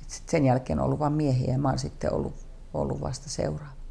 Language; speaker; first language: Finnish; native; Finnish